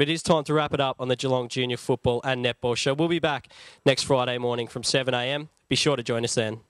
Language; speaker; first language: English; native; English